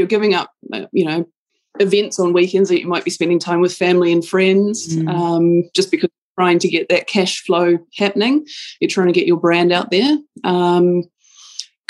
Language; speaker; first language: English; native; English